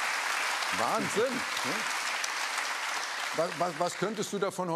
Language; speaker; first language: German; native; German